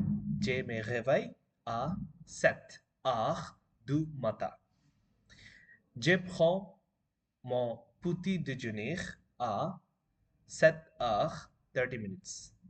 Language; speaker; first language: French; non-native, learner; Bangla